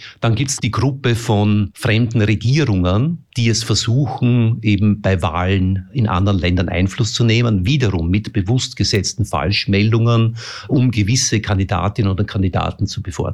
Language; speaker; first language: German; native; German